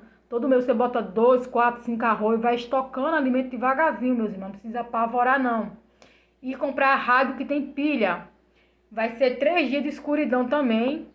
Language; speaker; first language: Portuguese; native; Portuguese